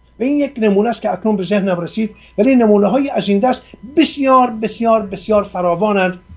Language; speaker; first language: Persian; non-native, local second language; Assyrian Neo-Aramaic